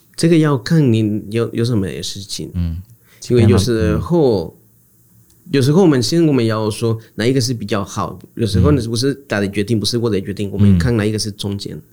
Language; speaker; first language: Chinese; non-native, learner; Spanish